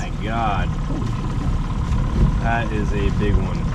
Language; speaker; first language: English; native; English